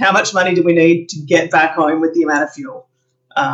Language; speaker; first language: English; native; English